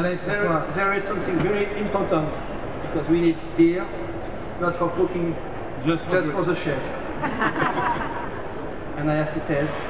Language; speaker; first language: English; non-native, learner; French